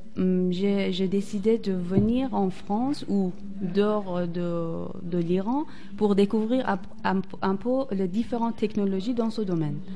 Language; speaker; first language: French; non-native, fluent; Persian